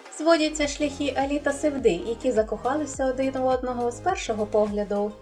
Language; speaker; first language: Ukrainian; native; Ukrainian